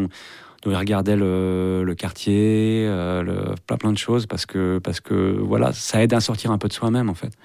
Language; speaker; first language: French; native; French